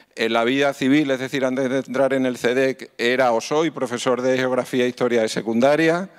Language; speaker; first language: Spanish; native; Spanish